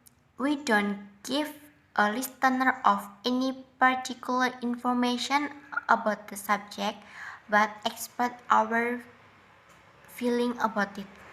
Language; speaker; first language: English; non-native, learner; Indonesian